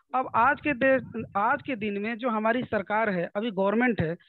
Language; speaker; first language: Hindi; native; Hindi